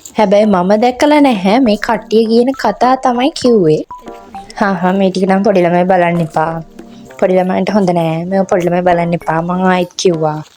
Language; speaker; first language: Sinhala; native; Sinhala